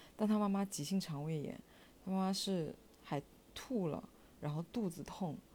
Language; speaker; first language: Chinese; native; Chinese